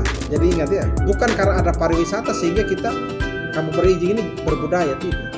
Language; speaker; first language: Indonesian; non-native, local second language; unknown